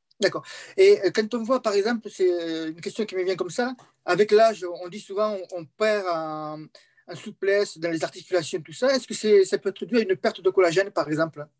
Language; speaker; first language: French; native; French